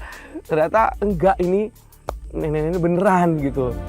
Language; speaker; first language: Indonesian; native; Indonesian